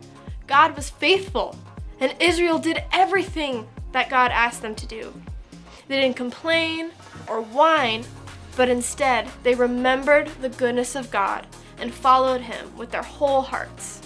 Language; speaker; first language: English; native; English